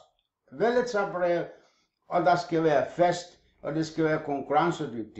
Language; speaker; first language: Danish; non-native, fluent; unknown